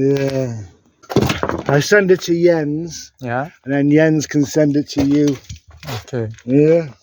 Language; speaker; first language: English; non-native, fluent; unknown